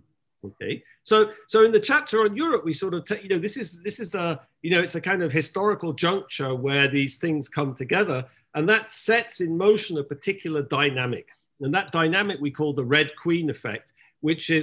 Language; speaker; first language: English; native; English